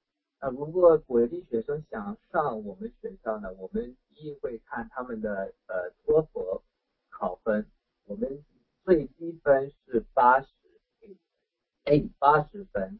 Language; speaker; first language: Chinese; non-native, fluent; English